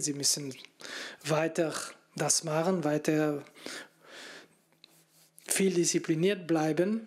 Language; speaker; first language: German; non-native, fluent; French